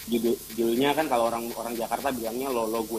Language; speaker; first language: Indonesian; native; Indonesian